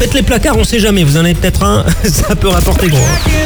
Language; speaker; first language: French; native; French